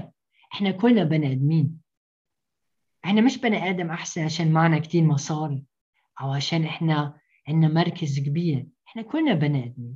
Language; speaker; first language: Arabic; early bilingual, heritage; Arabic